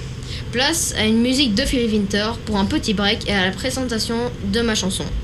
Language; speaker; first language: French; native; French